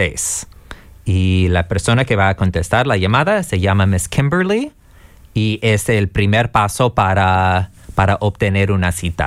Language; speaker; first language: Spanish; non-native, learner; English